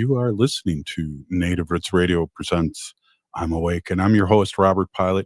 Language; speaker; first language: English; native; English